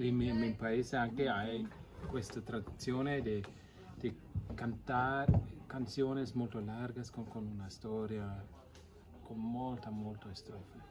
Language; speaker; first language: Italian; non-native, learner; Norwegian